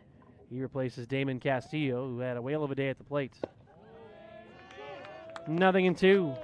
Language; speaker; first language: English; native; English